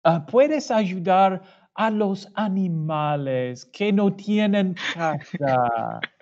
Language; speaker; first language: Spanish; non-native, learner; English